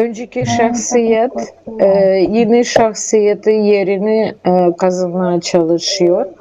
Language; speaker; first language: Turkish; non-native, learner; Russian